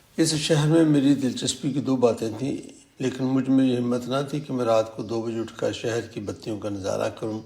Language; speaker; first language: Urdu; native; Urdu